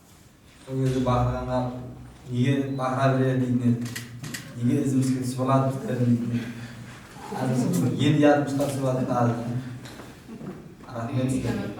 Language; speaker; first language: Kazakh; native; Kazakh